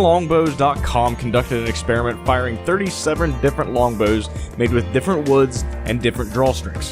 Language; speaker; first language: English; native; English